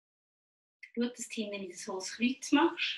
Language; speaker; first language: German; native; German